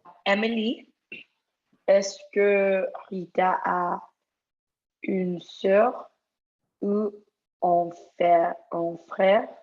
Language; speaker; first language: French; non-native, learner; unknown